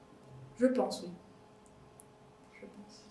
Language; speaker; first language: French; non-native, local second language; Malagasy